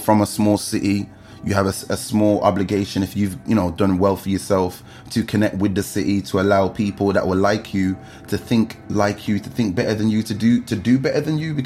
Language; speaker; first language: English; native; English